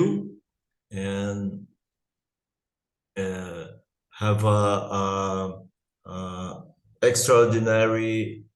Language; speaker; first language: English; non-native, learner; Portuguese